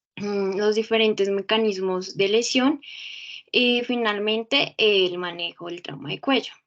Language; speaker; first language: Spanish; native; Spanish